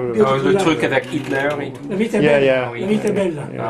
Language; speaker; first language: French; non-native, learner; English